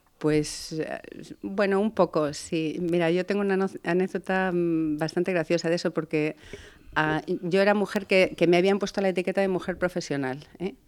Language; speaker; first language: Spanish; native; Spanish